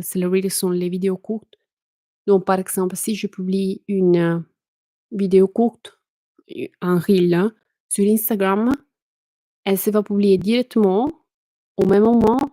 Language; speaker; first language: French; non-native, fluent; Italian